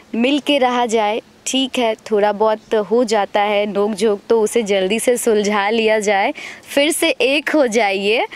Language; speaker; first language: Hindi; native; Hindi